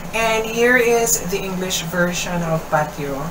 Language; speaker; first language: English; non-native, local second language; Kinaray-a